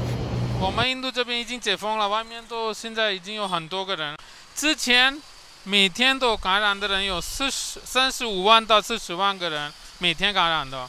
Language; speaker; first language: Chinese; non-native, learner; Hindi